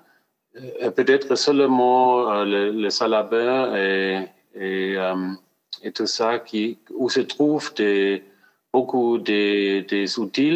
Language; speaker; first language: French; non-native, fluent; German